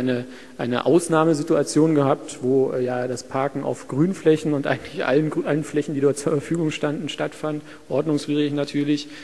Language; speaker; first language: German; native; German